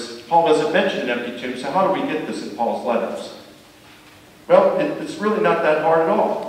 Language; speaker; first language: English; native; English